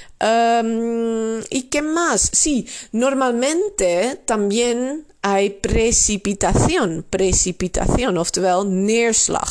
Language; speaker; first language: Spanish; non-native, fluent; Dutch